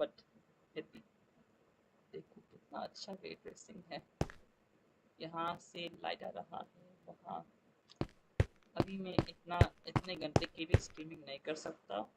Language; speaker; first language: Hindi; non-native, local second language; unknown